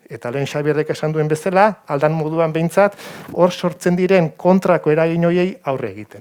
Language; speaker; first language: Basque; native; Basque